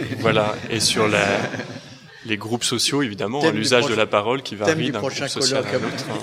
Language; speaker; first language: French; native; French